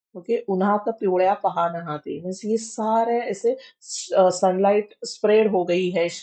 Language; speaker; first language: Hindi; non-native, local second language; Marathi